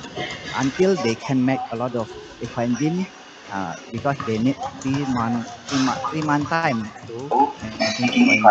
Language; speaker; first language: English; non-native, learner; Indonesian